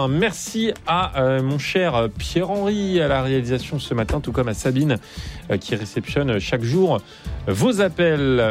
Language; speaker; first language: French; native; French